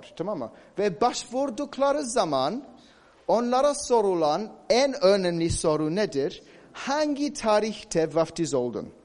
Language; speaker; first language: Turkish; non-native, fluent; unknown